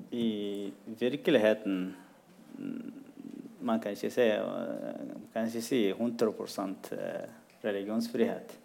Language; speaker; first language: Norwegian; non-native, fluent; Tigrinya